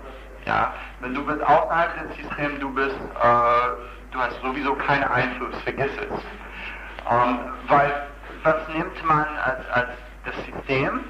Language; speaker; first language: German; non-native, fluent; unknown